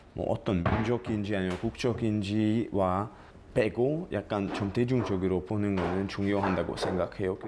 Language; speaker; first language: Korean; non-native, fluent; Slovak